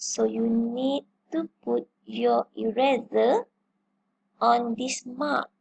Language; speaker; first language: English; non-native, local second language; Malay